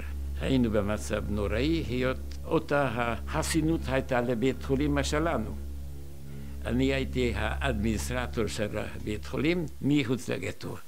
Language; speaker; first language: Hebrew; non-native, fluent; Hungarian